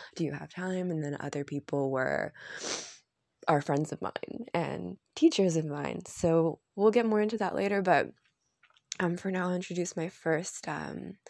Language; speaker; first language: English; native; English